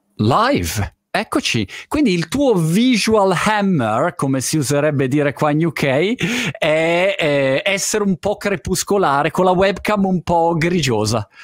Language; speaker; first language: Italian; native; Italian